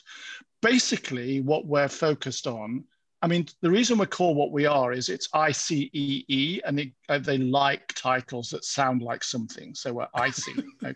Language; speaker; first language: English; native; English